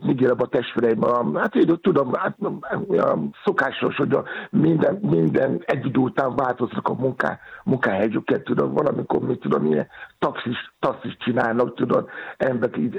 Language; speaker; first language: Hungarian; non-native, fluent; Yoruba